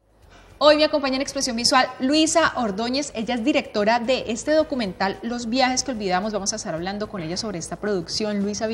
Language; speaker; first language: Spanish; native; Spanish